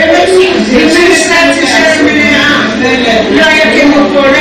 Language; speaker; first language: Hebrew; non-native, fluent; Arabic